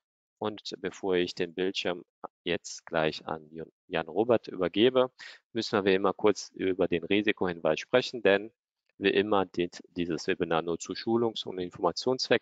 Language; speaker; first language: German; native; German